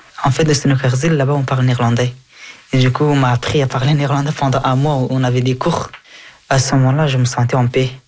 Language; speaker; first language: French; early bilingual, other home language; Persian